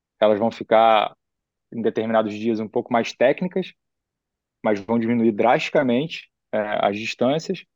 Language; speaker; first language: Portuguese; native; Portuguese